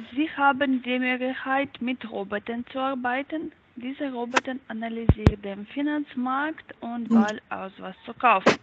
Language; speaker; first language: German; non-native, learner; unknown